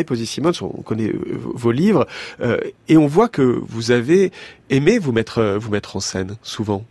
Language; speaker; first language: French; native; French